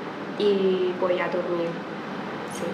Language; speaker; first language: Spanish; non-native, fluent; Chinese